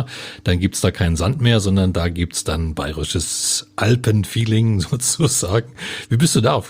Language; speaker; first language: German; native; German